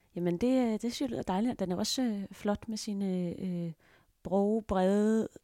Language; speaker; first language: Danish; native; Danish